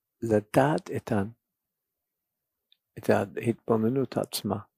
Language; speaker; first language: Hebrew; non-native, fluent; English